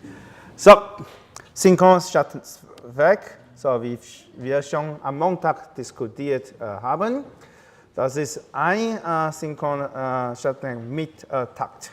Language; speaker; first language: German; non-native, learner; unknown